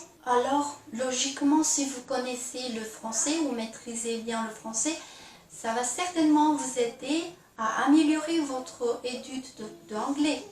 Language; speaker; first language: French; non-native, fluent; Chinese